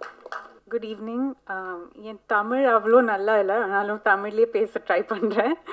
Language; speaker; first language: Tamil; non-native, fluent; Malayalam